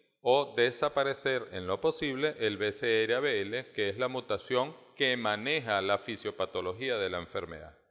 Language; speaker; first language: Spanish; native; Spanish